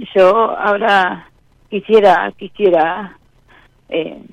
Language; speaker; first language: Spanish; native; Spanish